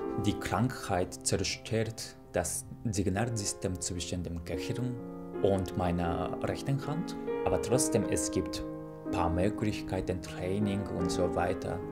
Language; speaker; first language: German; non-native, fluent; Japanese